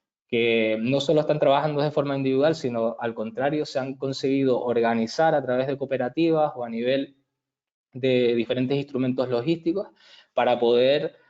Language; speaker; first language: Spanish; native; Spanish